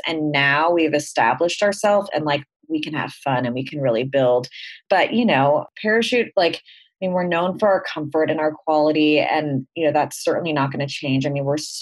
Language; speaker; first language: English; native; English